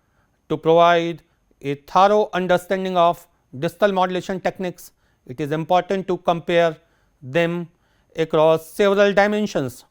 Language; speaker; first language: English; non-native, local second language; Hindi